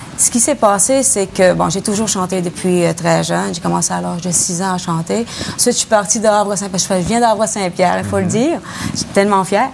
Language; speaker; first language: French; native; French